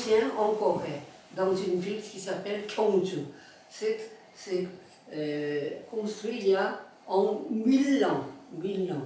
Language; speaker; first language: French; non-native, fluent; Korean